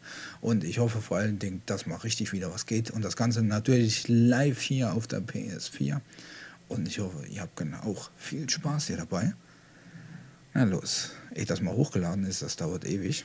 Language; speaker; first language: German; native; German